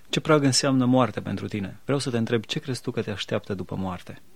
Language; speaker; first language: Romanian; native; Romanian